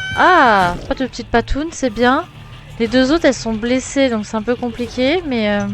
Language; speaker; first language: French; native; French